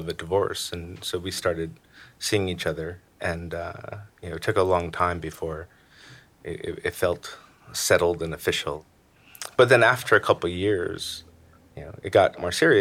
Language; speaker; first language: English; native; English